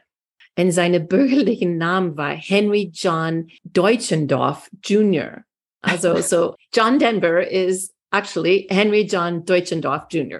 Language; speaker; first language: German; non-native, fluent; English